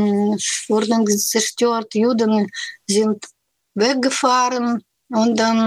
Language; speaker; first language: German; non-native, learner; Russian